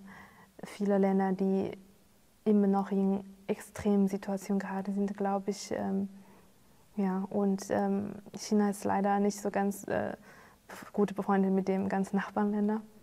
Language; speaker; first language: German; non-native, fluent; Chinese